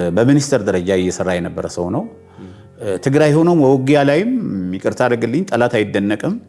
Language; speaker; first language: Amharic; non-native, local second language; Tigrinya